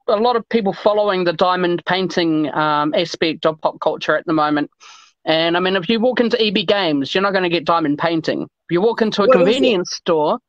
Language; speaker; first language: English; native; English